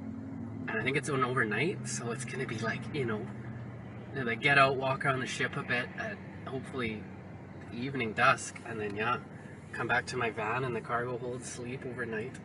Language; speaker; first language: English; native; English